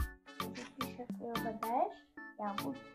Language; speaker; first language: Russian; non-native, local second language; Kazakh